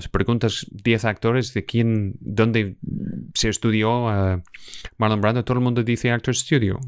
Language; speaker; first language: Spanish; non-native, fluent; English